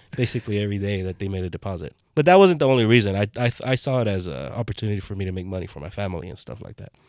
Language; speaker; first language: English; native; English